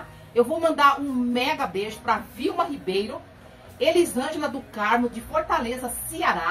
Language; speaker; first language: Portuguese; native; Portuguese